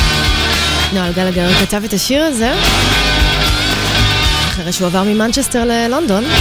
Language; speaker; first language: Hebrew; native; Hebrew